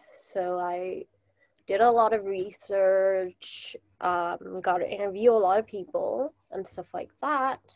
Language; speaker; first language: English; non-native, fluent; Japanese